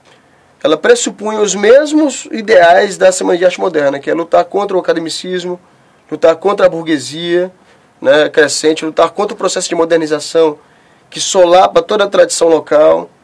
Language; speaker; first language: Portuguese; native; Portuguese